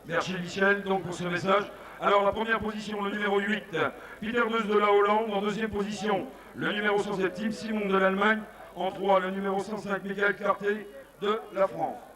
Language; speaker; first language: French; native; French